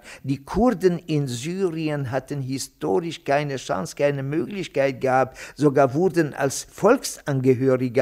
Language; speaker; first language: German; non-native, fluent; Kurdish